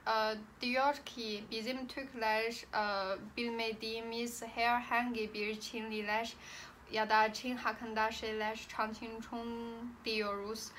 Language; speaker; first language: Turkish; non-native, learner; Chinese